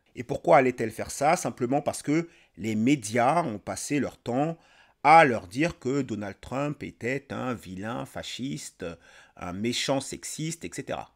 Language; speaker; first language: French; native; French